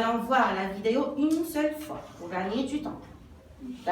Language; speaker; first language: French; non-native, local second language; Arabic